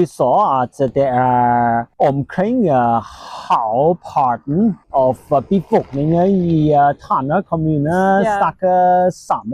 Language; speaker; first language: Norwegian; non-native, fluent; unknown